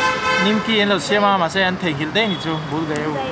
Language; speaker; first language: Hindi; non-native, local second language; Mizo